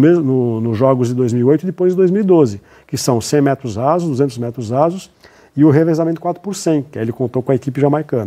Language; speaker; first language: Portuguese; native; Portuguese